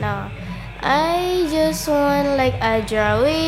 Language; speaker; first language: English; non-native, learner; Indonesian